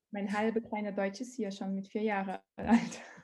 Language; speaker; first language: German; non-native, learner; Portuguese